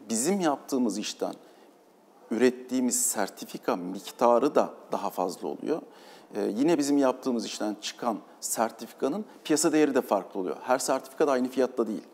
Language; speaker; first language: Turkish; native; Turkish